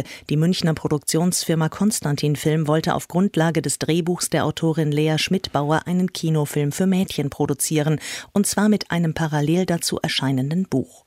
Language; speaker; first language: German; native; German